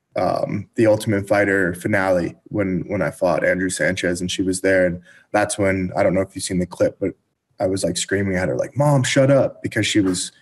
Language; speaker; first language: English; native; English